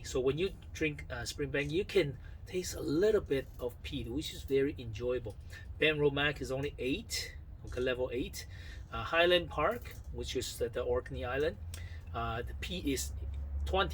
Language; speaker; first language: English; non-native, fluent; Chinese